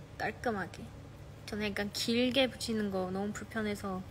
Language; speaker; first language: Korean; non-native, fluent; Chinese